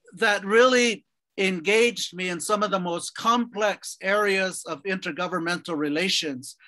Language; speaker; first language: English; native; English